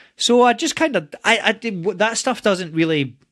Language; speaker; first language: English; native; English